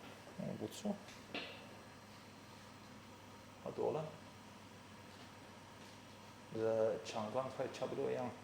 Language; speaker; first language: Chinese; non-native, learner; English